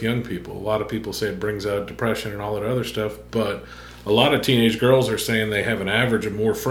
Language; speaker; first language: English; native; English